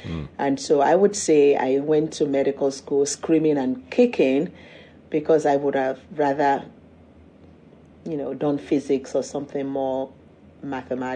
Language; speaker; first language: English; non-native, local second language; Yoruba